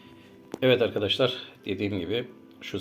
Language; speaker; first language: Turkish; native; Turkish